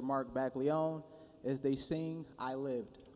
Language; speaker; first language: English; native; English